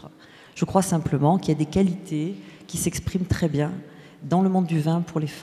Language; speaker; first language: French; native; French